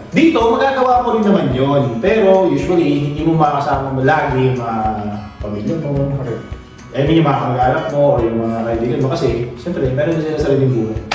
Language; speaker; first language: Filipino; native; Filipino